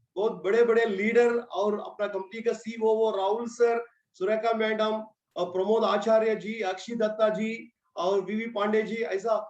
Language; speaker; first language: Hindi; non-native, local second language; Kannada